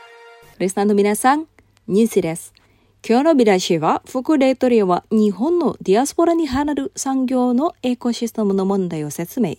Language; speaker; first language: Japanese; non-native, fluent; Indonesian